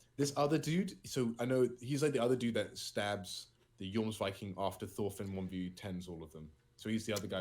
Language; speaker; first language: English; native; English